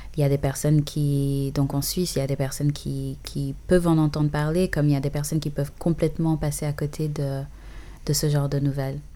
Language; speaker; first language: French; early bilingual, other home language; English